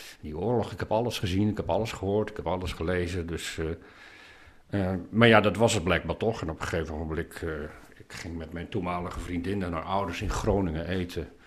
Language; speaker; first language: Dutch; native; Dutch